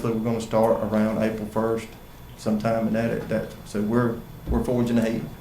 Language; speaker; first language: English; native; English